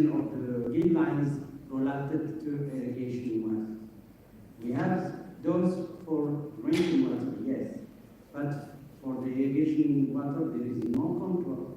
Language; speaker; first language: English; non-native, fluent; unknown